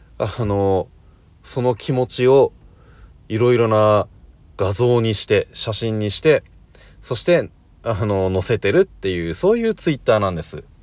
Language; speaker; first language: Japanese; native; Japanese